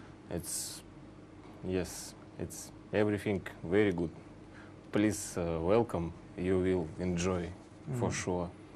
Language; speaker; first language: English; non-native, learner; Russian